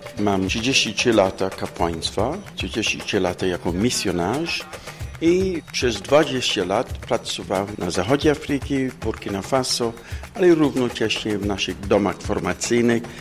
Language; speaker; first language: Polish; non-native, fluent; English